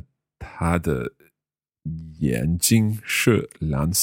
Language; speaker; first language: Chinese; non-native, learner; English